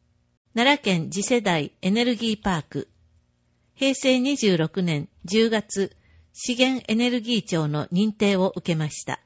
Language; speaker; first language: Japanese; native; Japanese